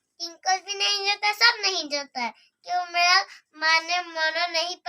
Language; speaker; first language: Hindi; non-native, local second language; Assamese